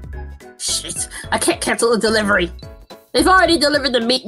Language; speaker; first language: English; native; English